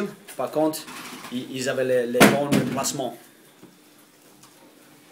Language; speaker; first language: French; non-native, fluent; English